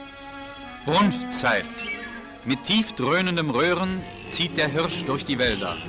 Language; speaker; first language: German; native; German